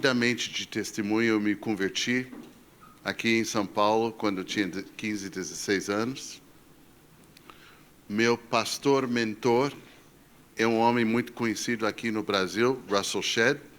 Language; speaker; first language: Portuguese; non-native, fluent; English